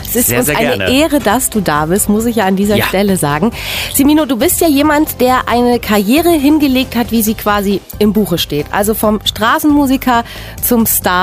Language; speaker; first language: German; native; German